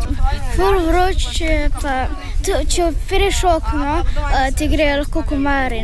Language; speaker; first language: Slovenian; non-native, local second language; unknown